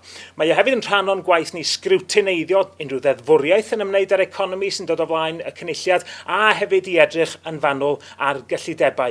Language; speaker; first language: Welsh; native; Welsh